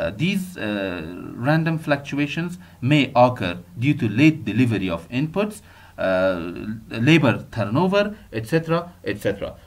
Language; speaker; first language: English; non-native, fluent; Persian